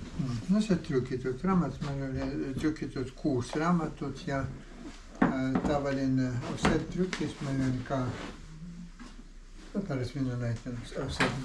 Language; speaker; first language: Estonian; non-native, learner; Ukrainian